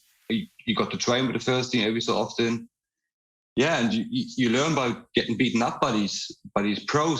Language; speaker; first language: English; non-native, fluent; German